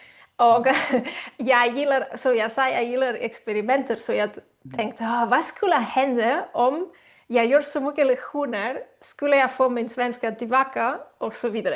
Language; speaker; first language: Swedish; non-native, learner; Spanish